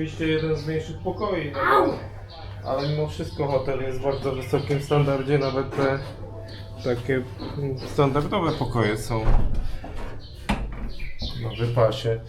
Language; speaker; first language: Polish; native; Polish